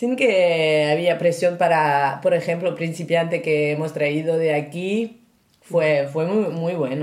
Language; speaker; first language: Spanish; non-native, learner; French